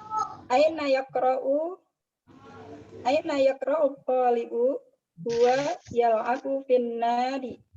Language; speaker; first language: Arabic; non-native, learner; Indonesian